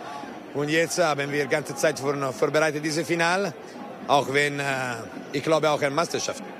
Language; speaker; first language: German; non-native, local second language; Italian